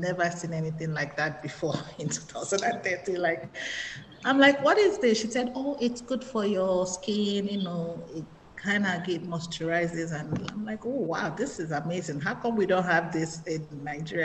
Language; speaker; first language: English; non-native, local second language; Igbo